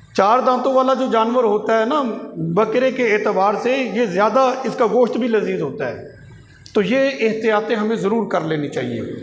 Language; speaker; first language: Urdu; non-native, local second language; Punjabi